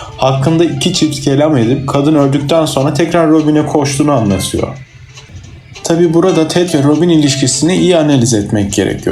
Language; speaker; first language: Turkish; native; Turkish